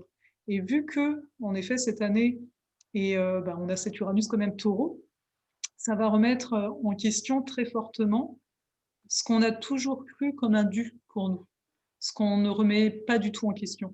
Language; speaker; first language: French; native; French